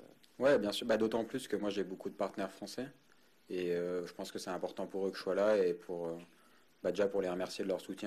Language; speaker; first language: French; native; French